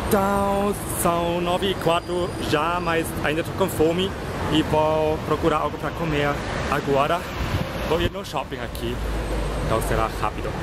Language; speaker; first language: Portuguese; non-native, fluent; German